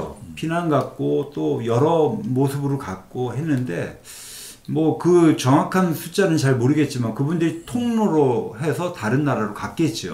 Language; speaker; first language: Korean; native; Korean